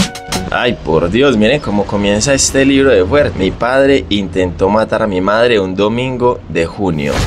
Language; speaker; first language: Spanish; native; Spanish